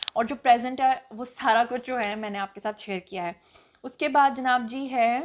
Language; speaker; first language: Urdu; non-native, local second language; Punjabi